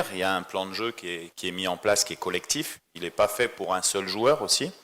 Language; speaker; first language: French; native; French